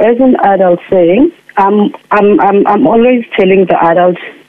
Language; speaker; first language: English; non-native, local second language; Xhosa